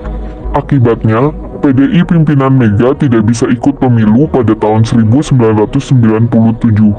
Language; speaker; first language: Indonesian; native; Indonesian